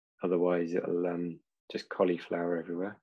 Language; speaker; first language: English; native; English